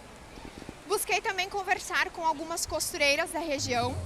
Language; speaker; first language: Portuguese; native; Portuguese